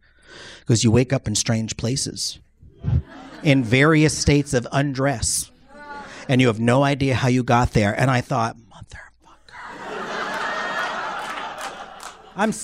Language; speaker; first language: English; native; English